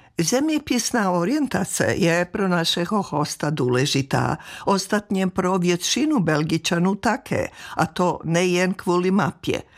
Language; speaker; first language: Czech; non-native, fluent; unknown